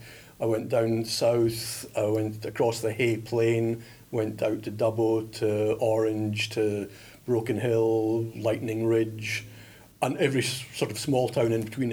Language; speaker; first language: English; native; English